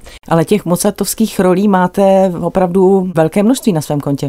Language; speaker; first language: Czech; native; Czech